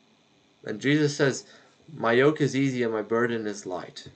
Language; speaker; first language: English; native; English